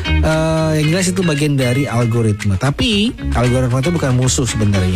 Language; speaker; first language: Indonesian; native; Indonesian